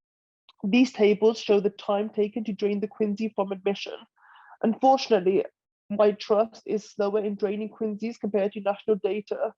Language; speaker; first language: English; native; English